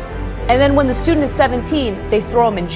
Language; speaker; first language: English; native; English